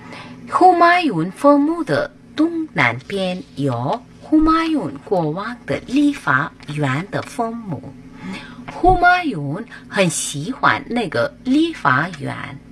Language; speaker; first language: Chinese; non-native, fluent; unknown